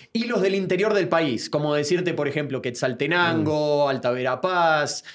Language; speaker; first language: Spanish; native; Spanish